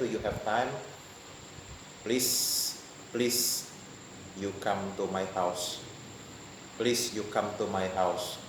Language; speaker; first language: English; non-native, fluent; Indonesian